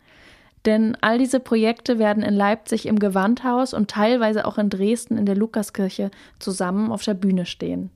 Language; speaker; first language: German; native; German